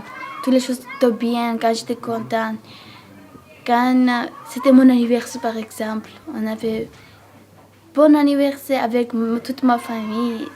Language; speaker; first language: French; non-native, learner; Georgian